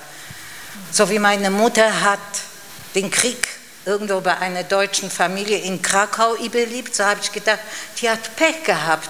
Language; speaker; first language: German; non-native, fluent; Polish